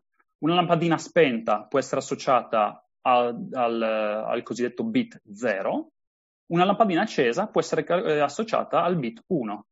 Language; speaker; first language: Italian; native; Italian